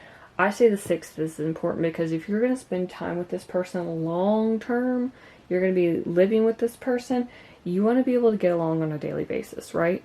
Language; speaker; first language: English; native; English